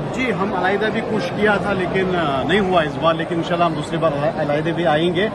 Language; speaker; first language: Urdu; non-native, local second language; Kashmiri